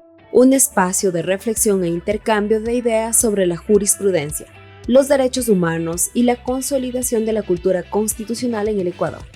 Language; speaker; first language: Spanish; native; Spanish